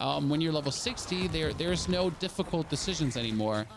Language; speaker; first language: English; non-native, fluent; German